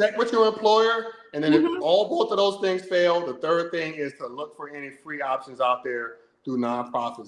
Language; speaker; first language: English; native; English